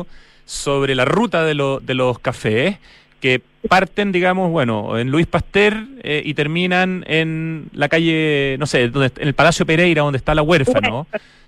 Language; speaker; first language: Spanish; native; Spanish